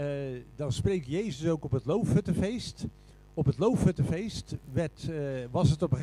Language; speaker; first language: Dutch; native; Dutch